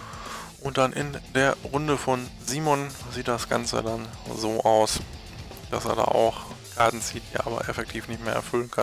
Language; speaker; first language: German; native; German